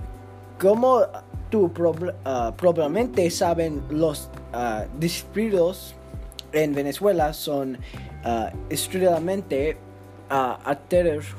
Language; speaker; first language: Spanish; non-native, learner; English